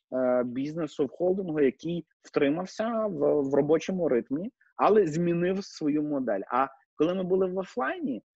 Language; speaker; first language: Ukrainian; native; Ukrainian